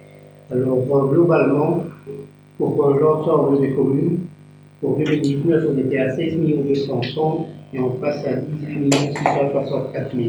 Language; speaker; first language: French; native; French